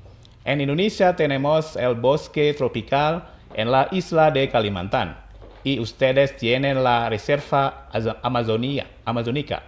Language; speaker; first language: Spanish; non-native, fluent; Indonesian